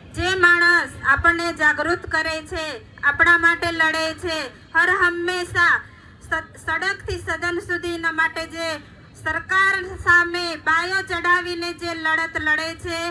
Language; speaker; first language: Gujarati; non-native, local second language; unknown